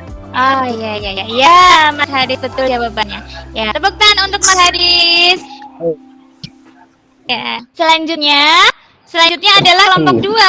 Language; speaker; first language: Indonesian; native; Indonesian